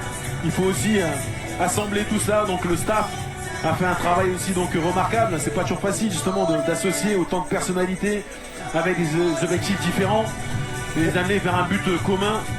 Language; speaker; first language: French; native; French